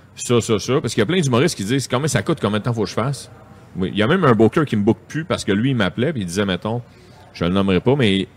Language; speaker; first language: French; native; French